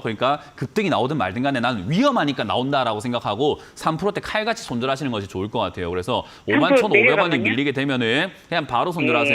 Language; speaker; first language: Korean; native; Korean